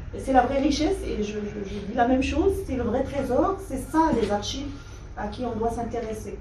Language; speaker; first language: French; non-native, local second language; Arabic